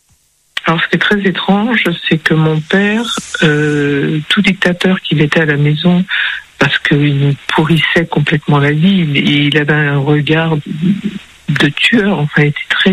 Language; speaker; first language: French; early bilingual, other home language; Spanish